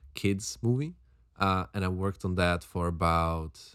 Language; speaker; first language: English; non-native, fluent; Slovak